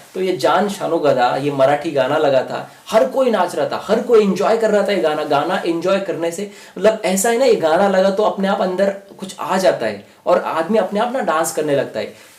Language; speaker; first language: Hindi; non-native, local second language; Marathi